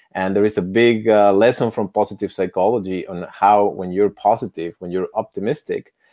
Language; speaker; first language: English; non-native, fluent; Spanish